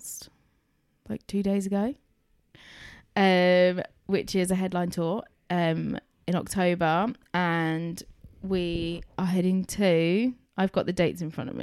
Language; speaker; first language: English; native; English